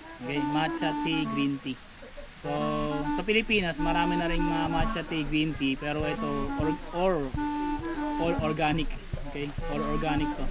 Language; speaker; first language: Filipino; native; Filipino